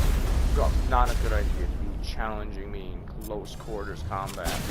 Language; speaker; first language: English; native; English